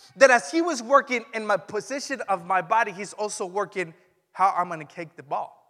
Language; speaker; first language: English; non-native, fluent; Spanish